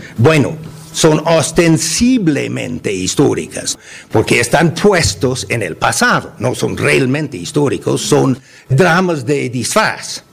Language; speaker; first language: Spanish; non-native, fluent; English